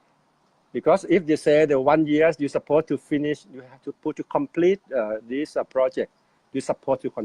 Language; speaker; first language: English; non-native, fluent; Thai